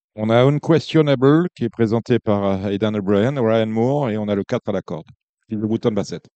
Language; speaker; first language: French; native; French